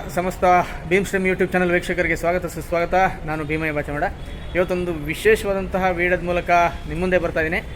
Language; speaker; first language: Kannada; native; Kannada